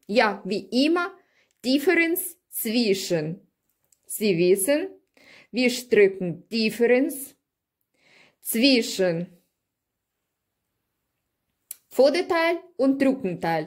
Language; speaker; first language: German; non-native, learner; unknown